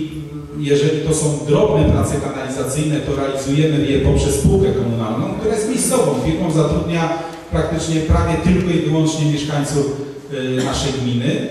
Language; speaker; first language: Polish; native; Polish